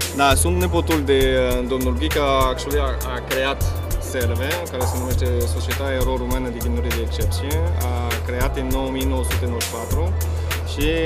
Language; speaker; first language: Romanian; non-native, fluent; French